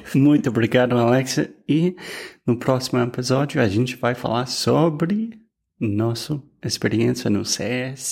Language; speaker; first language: Portuguese; non-native, fluent; English